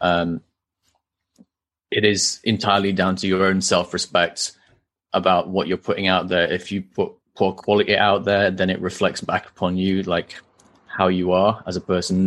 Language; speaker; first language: English; native; English